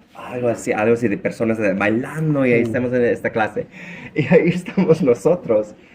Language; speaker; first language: Spanish; early bilingual, heritage; Spanish